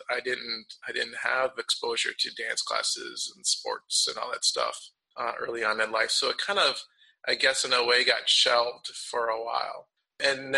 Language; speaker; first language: English; native; English